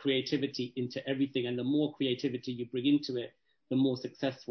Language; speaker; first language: English; native; English